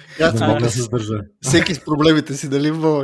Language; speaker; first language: Bulgarian; native; Bulgarian